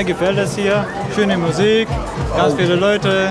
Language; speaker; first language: German; non-native, learner; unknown